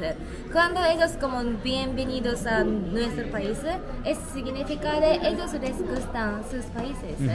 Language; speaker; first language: Spanish; non-native, learner; Japanese